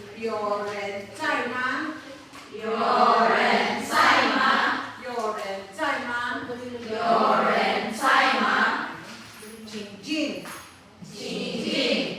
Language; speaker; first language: Chinese; non-native, fluent; Filipino